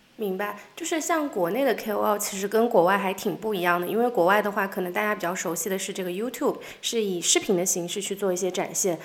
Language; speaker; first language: Chinese; native; Chinese